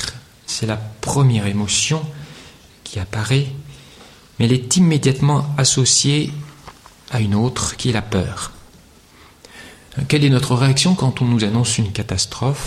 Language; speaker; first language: French; native; French